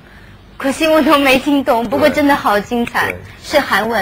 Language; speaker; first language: Chinese; native; Chinese